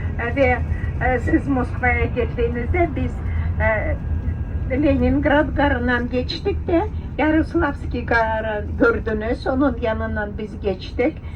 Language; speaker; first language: Turkish; non-native, fluent; Russian